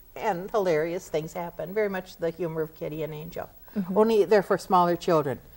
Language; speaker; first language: English; native; English